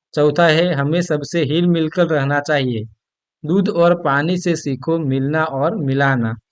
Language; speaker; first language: Hindi; non-native, local second language; Gujarati